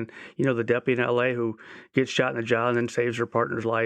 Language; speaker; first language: English; native; English